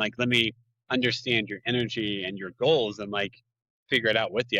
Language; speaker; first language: English; native; English